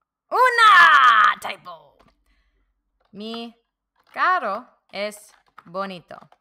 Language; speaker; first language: Spanish; non-native, learner; English